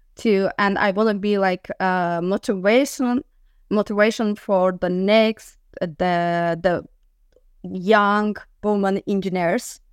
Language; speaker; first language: English; non-native, learner; Azerbaijani